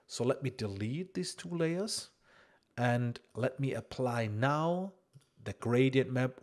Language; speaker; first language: English; non-native, fluent; German